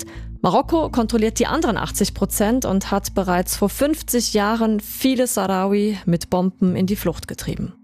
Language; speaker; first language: German; native; German